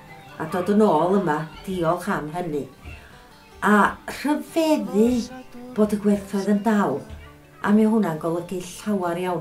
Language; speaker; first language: Welsh; native; Welsh